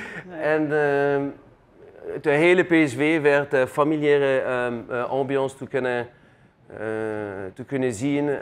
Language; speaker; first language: Dutch; non-native, fluent; German